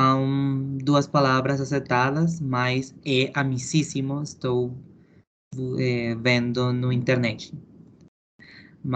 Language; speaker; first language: Portuguese; non-native, learner; Spanish